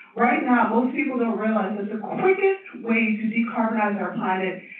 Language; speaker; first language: English; non-native, fluent; Chinese